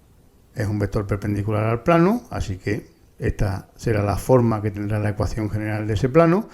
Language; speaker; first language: Spanish; native; Spanish